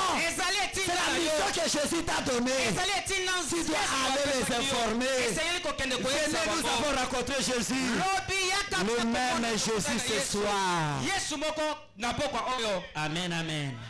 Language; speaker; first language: French; non-native, local second language; Lingala